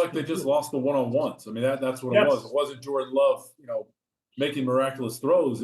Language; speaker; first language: English; native; English